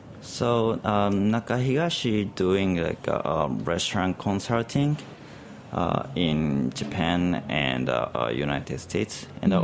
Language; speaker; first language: English; non-native, learner; Japanese